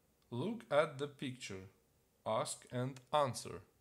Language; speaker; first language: English; non-native, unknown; Ukrainian